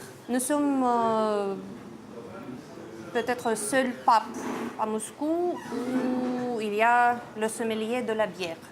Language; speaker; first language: French; non-native, learner; Russian